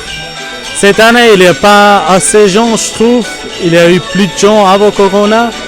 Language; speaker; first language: French; non-native, learner; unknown